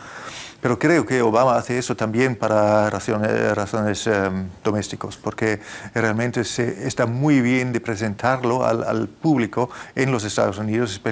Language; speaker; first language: Spanish; non-native, fluent; German